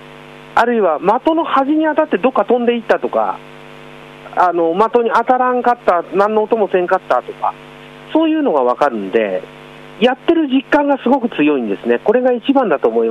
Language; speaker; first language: Japanese; native; Japanese